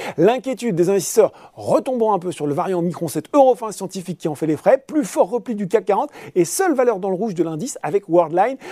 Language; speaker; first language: French; native; French